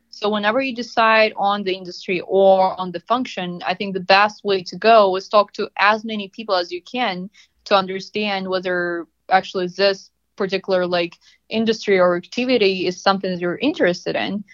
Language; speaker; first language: English; non-native, fluent; Russian